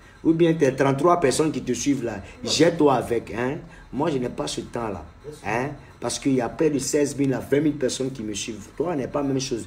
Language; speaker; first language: French; native; French